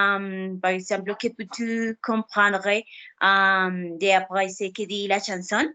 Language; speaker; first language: French; non-native, learner; Spanish